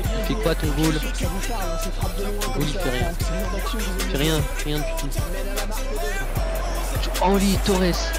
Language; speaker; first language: French; native; French